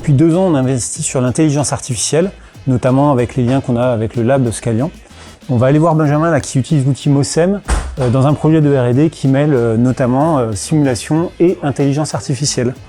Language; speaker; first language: French; native; French